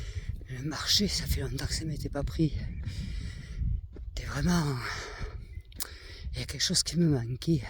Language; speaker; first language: French; native; French